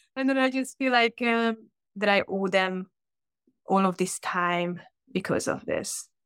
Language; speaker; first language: English; non-native, fluent; Hungarian